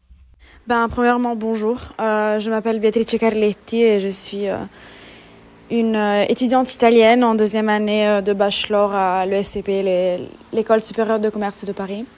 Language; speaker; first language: French; non-native, fluent; Italian